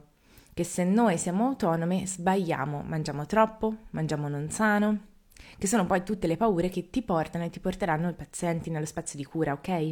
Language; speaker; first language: Italian; native; Italian